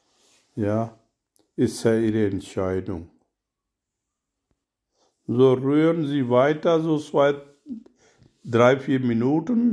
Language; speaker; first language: German; non-native, learner; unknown